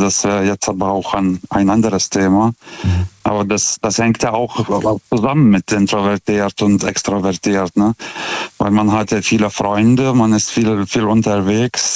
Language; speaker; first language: German; native; German